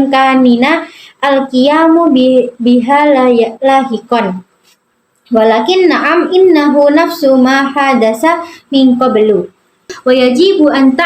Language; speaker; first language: Arabic; non-native, learner; Indonesian